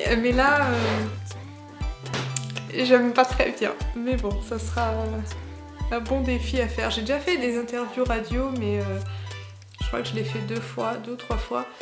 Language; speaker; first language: French; native; French